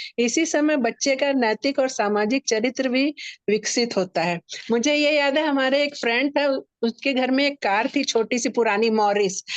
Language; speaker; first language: Hindi; native; Hindi